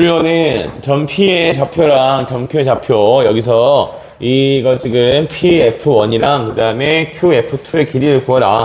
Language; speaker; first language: Korean; native; Korean